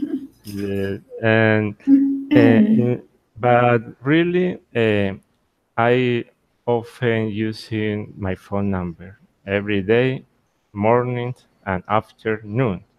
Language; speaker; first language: English; non-native, learner; Spanish